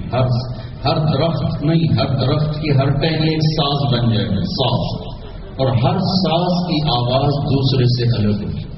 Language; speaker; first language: Urdu; non-native, local second language; Punjabi